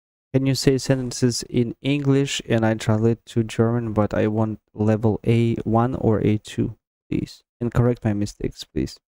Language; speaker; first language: English; non-native, fluent; Russian